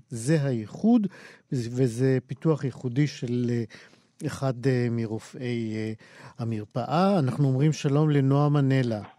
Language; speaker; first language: Hebrew; native; Hebrew